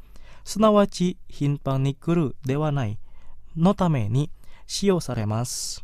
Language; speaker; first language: Japanese; non-native, fluent; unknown